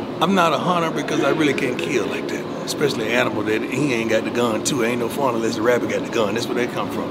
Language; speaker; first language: English; native; English